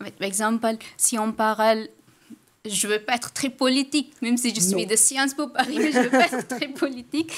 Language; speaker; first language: French; non-native, fluent; Persian